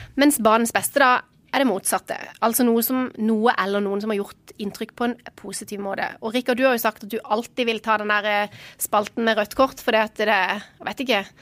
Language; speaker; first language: Norwegian; native; Norwegian